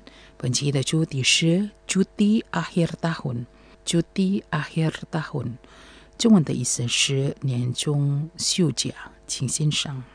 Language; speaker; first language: Chinese; non-native, fluent; Indonesian